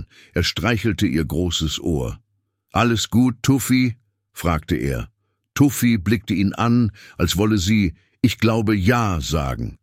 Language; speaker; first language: German; native; German